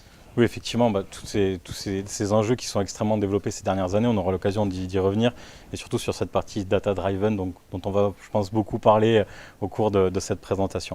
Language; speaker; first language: French; native; French